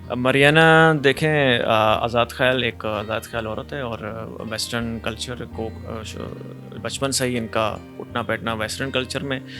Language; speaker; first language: Urdu; non-native, local second language; Punjabi